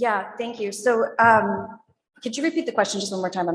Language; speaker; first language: English; native; English